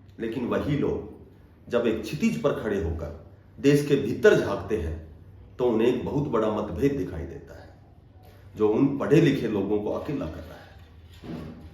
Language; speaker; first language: Hindi; native; Hindi